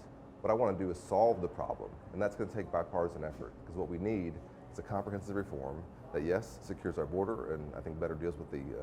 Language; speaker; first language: English; native; English